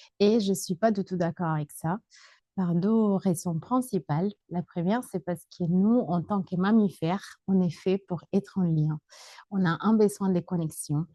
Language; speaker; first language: French; non-native, fluent; Spanish